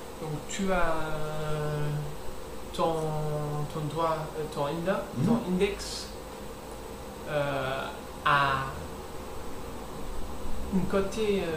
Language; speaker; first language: French; non-native, learner; English